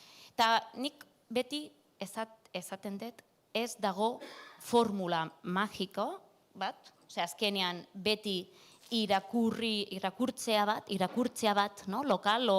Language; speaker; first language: Basque; non-native, local second language; Catalan